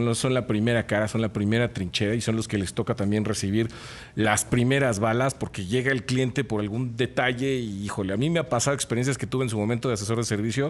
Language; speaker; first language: Spanish; native; Spanish